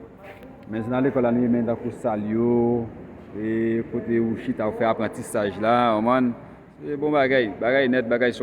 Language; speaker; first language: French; non-native, local second language; Haitian Creole